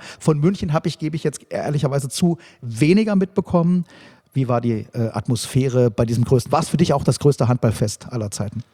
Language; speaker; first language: German; native; German